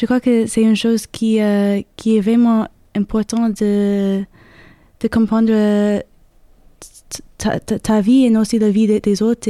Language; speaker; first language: French; non-native, learner; English